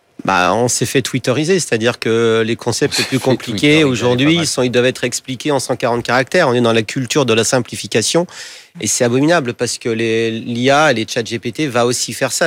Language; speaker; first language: French; native; French